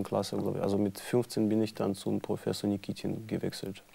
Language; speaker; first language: German; non-native, fluent; Russian